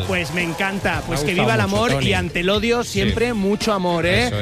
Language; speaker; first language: Spanish; native; Spanish